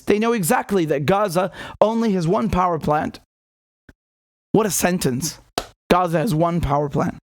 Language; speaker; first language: English; native; English